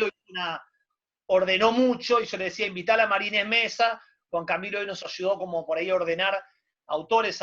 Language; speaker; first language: Spanish; native; Spanish